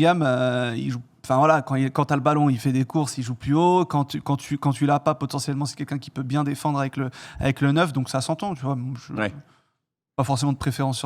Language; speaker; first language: French; native; French